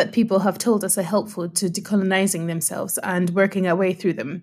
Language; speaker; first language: English; non-native, local second language; Nyanja